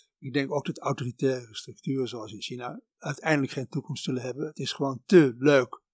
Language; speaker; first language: Dutch; native; Dutch